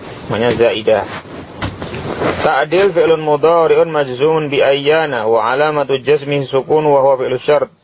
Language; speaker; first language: Arabic; non-native, fluent; Indonesian